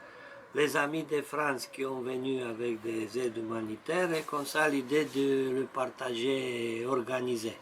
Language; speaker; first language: French; non-native, learner; Romanian